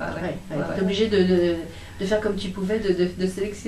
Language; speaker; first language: French; native; French